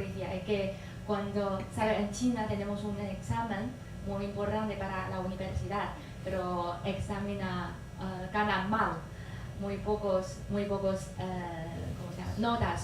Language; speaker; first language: Spanish; non-native, fluent; Chinese